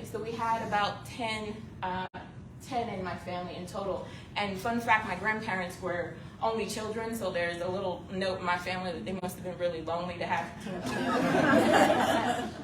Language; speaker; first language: English; native; English